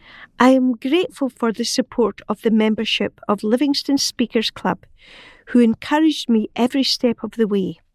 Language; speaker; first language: English; native; English